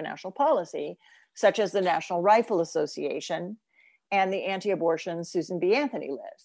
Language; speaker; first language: English; native; English